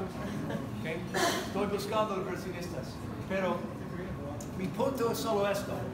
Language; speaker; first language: Spanish; non-native, learner; English